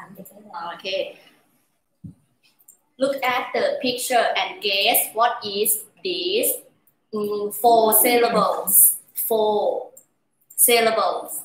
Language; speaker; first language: English; non-native, learner; Thai